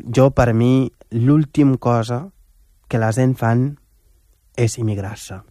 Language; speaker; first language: Catalan; non-native, fluent; Wolof